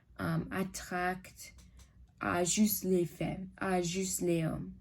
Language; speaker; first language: French; non-native, learner; English